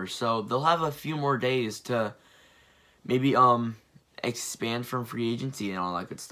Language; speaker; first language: English; native; English